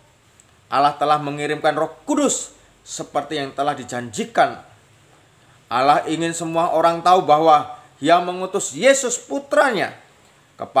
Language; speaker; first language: Indonesian; native; Indonesian